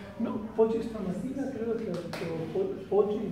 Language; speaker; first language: Italian; non-native, fluent; Spanish